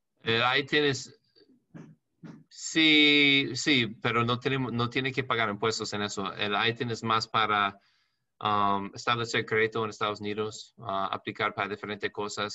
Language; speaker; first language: Spanish; non-native, learner; English